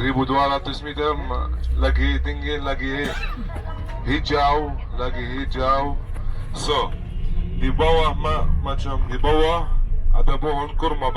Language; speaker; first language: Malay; non-native, fluent; Arabic